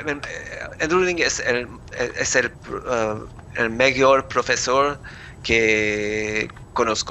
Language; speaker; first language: Spanish; non-native, learner; English